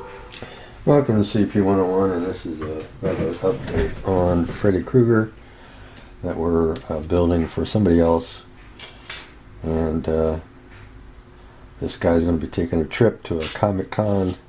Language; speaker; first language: English; native; English